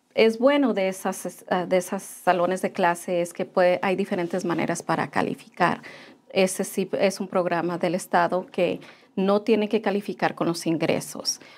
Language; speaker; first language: Spanish; early bilingual, heritage; Spanish